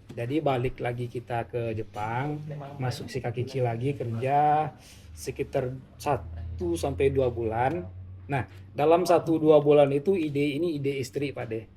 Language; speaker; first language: Indonesian; non-native, local second language; Minangkabau